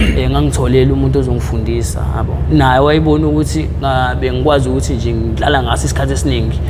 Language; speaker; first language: Zulu; native; Zulu